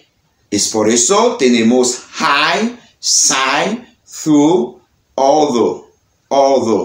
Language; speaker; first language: Spanish; non-native, learner; Haitian Creole